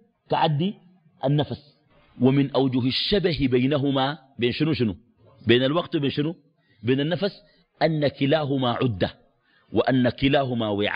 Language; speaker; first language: Arabic; native; Arabic